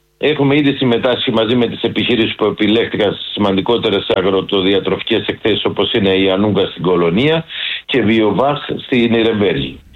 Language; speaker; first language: Greek; native; Greek